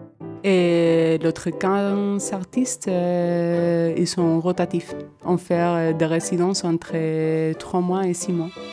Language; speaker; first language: French; non-native, fluent; Spanish